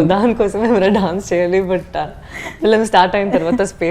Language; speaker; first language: Telugu; non-native, fluent; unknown